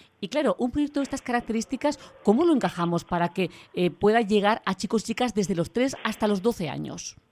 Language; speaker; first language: Spanish; native; Spanish